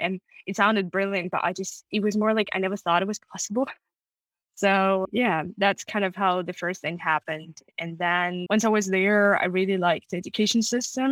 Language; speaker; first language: English; non-native, fluent; Russian